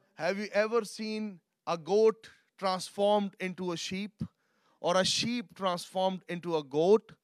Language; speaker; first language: English; non-native, local second language; Urdu